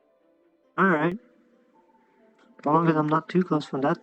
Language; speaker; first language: English; native; English